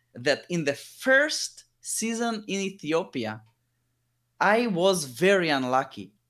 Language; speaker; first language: English; early bilingual, other home language; Hebrew